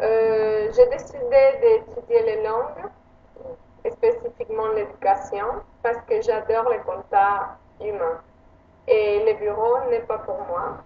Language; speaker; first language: French; non-native, fluent; Spanish